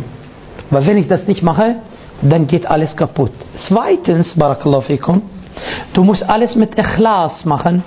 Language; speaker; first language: German; non-native, fluent; Arabic